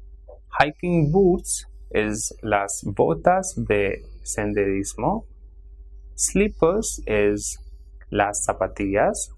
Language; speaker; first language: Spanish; non-native, fluent; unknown